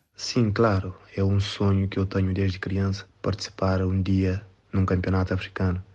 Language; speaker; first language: Portuguese; non-native, local second language; Kabuverdianu